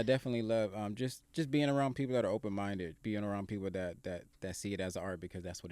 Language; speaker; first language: English; native; English